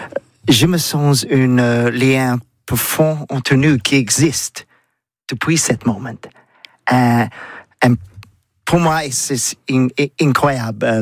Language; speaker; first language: French; non-native, learner; English